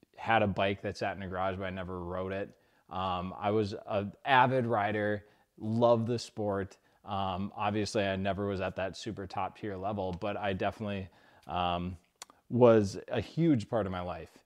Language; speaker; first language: English; native; English